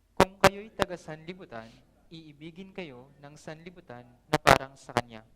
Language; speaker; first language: Filipino; native; Filipino